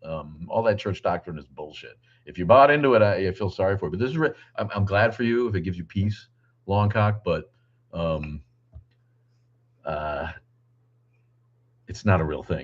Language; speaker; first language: English; native; English